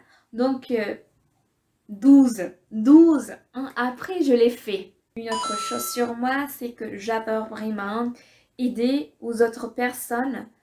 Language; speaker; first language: French; non-native, fluent; Spanish